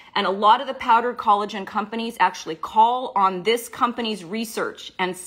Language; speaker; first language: English; native; English